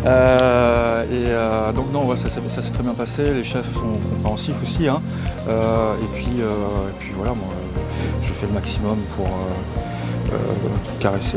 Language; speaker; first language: French; native; French